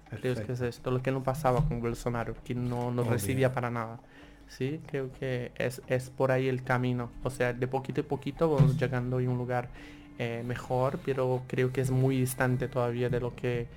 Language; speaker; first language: Spanish; non-native, fluent; Portuguese